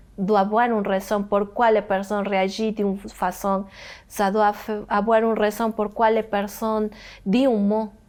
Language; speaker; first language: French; non-native, learner; Spanish